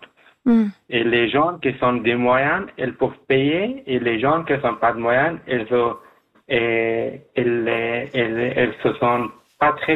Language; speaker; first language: French; non-native, fluent; Persian